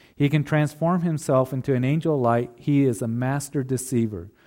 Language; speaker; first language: English; native; English